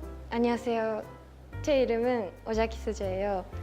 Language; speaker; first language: Korean; non-native, learner; Japanese